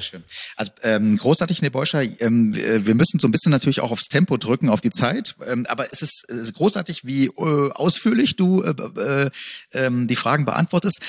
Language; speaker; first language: German; native; German